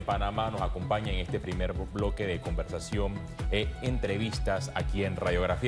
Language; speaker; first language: Spanish; native; Spanish